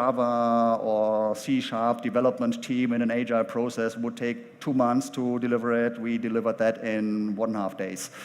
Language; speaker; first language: English; non-native, fluent; German